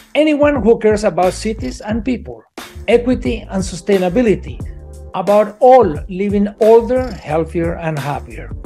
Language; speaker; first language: English; non-native, fluent; Spanish